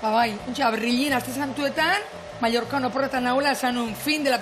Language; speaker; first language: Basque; native; Basque